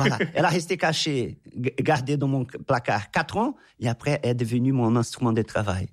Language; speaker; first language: French; non-native, fluent; Portuguese